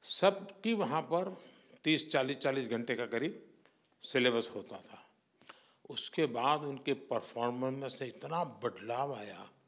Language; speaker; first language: Hindi; non-native, local second language; Gujarati